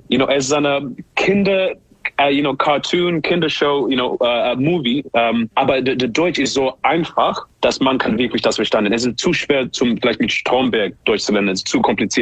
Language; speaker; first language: German; non-native, learner; English